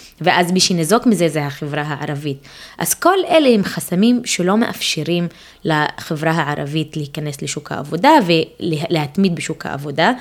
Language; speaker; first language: Hebrew; non-native, local second language; Arabic